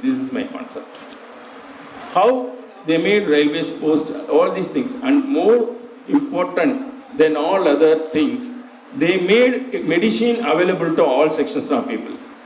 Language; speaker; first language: English; non-native, local second language; Tamil